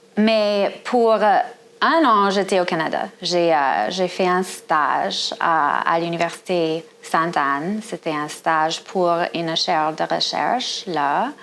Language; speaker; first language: French; non-native, fluent; English